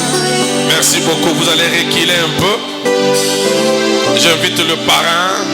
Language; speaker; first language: French; non-native, local second language; Lingala